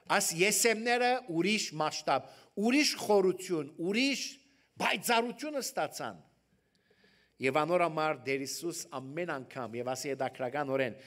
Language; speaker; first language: Armenian; early bilingual, heritage; Armenian